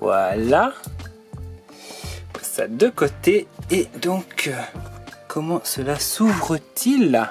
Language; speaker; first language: French; native; French